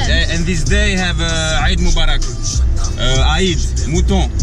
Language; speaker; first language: English; non-native, learner; Arabic